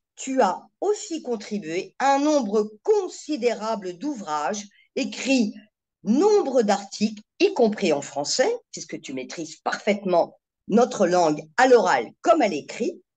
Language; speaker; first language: French; native; French